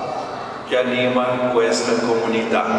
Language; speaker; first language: Italian; non-native, fluent; Portuguese